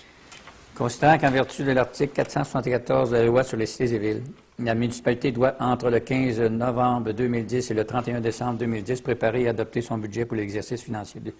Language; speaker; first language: French; native; French